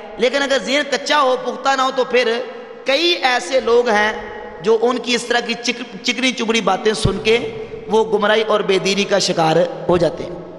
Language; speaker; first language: Urdu; non-native, local second language; Punjabi